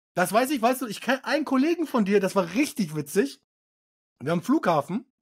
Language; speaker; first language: German; early bilingual, other home language; Arabic